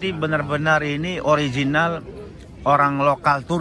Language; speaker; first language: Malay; non-native, local second language; Javanese